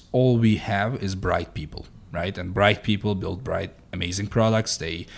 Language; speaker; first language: English; non-native, fluent; Turkish